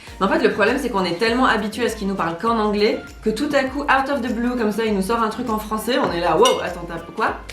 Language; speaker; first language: French; native; French